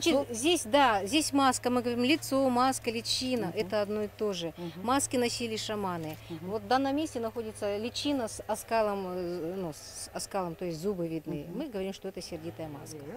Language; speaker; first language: Russian; native; Russian